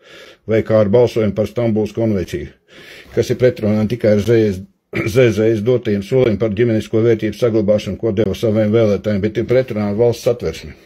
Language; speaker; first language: Latvian; native; Latvian